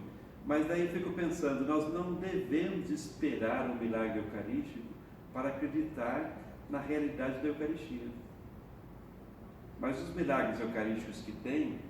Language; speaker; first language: Portuguese; native; Portuguese